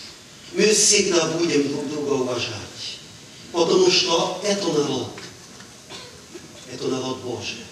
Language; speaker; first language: Ukrainian; non-native, local second language; Hungarian